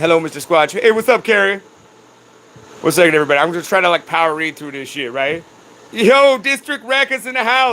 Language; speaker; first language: English; native; English